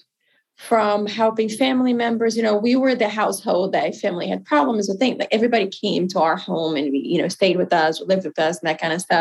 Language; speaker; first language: English; non-native, fluent; Portuguese